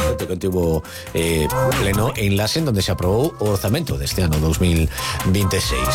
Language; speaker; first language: Galician; native; Galician